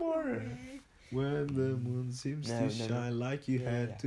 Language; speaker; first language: English; non-native, fluent; Italian